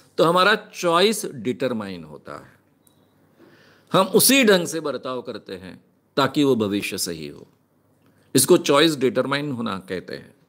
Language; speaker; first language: Hindi; non-native, local second language; Marathi